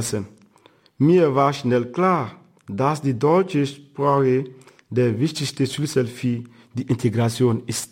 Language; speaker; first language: German; non-native, fluent; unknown